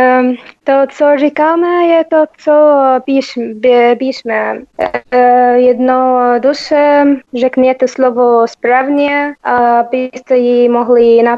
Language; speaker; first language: Czech; non-native, learner; Arabic